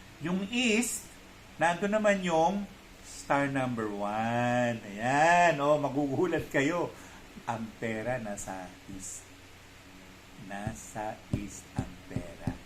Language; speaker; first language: Filipino; native; Filipino